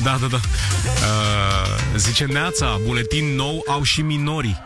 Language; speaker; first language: Romanian; native; Romanian